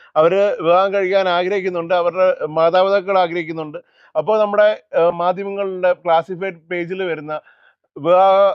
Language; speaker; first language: Malayalam; native; Malayalam